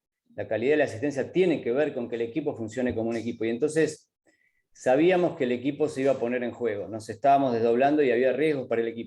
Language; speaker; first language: Spanish; native; Spanish